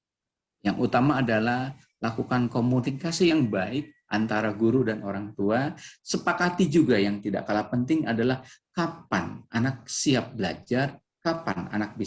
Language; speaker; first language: Indonesian; native; Indonesian